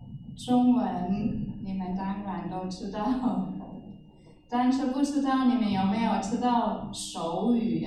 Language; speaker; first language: Chinese; non-native, fluent; German